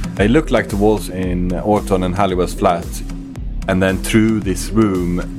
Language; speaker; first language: English; non-native, fluent; Swedish